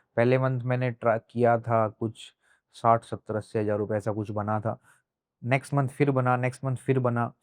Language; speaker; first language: Hindi; native; Hindi